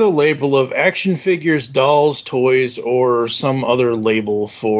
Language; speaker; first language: English; native; English